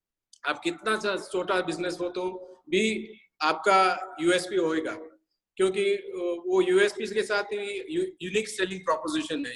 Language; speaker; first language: Hindi; non-native, local second language; Tamil